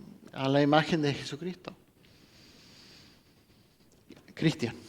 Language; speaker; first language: Spanish; non-native, fluent; English